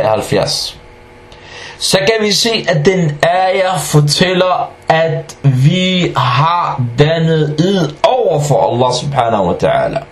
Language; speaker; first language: Danish; non-native, fluent; Arabic